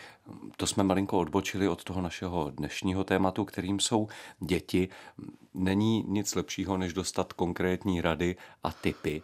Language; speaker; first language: Czech; native; Czech